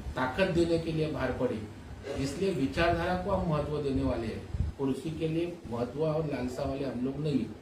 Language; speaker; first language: Hindi; non-native, local second language; Marathi